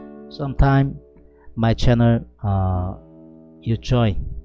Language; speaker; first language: English; non-native, learner; Korean